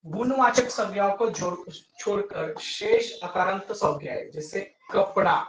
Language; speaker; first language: Hindi; non-native, local second language; Marathi